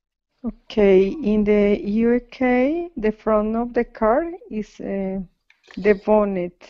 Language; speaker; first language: English; non-native, learner; Spanish